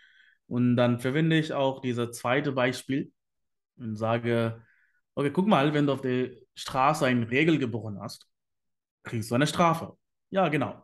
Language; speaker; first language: German; non-native, fluent; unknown